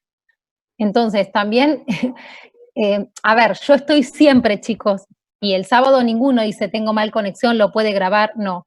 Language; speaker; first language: Spanish; native; Spanish